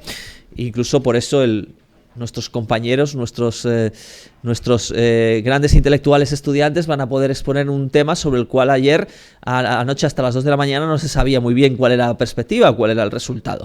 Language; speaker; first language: Spanish; native; Spanish